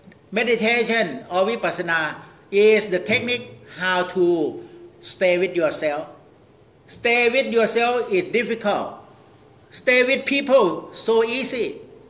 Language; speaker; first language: English; non-native, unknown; Thai